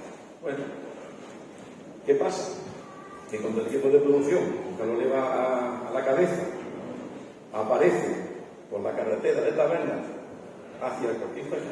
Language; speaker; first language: Spanish; native; Spanish